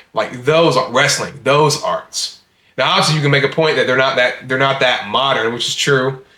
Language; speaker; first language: English; native; English